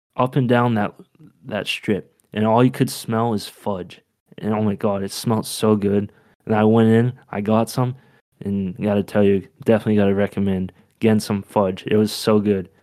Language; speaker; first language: English; native; English